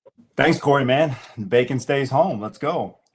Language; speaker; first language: English; native; English